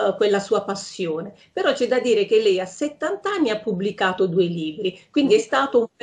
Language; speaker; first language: Italian; native; Italian